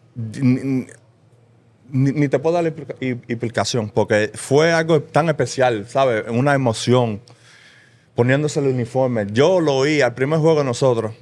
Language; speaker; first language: Spanish; early bilingual, heritage; Spanish